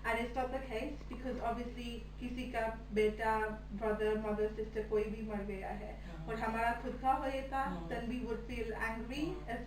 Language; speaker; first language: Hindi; early bilingual, heritage; Hindi